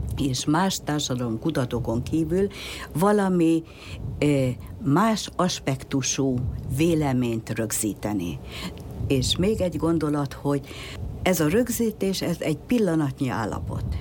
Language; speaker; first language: Hungarian; native; Hungarian